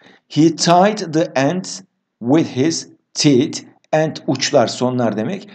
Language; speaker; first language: English; non-native, fluent; Turkish